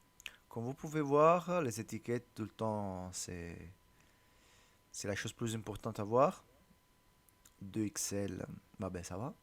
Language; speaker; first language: French; non-native, learner; Italian